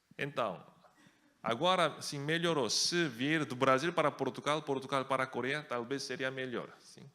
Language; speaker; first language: Portuguese; non-native, fluent; Korean